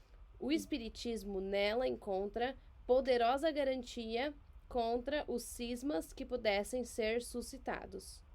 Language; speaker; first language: Portuguese; native; Portuguese